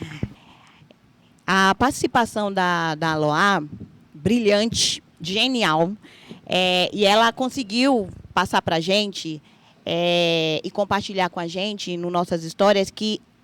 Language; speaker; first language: Portuguese; native; Portuguese